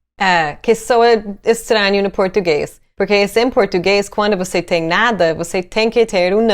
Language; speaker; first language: Portuguese; non-native, fluent; English